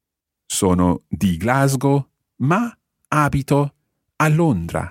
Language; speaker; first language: Italian; non-native, fluent; English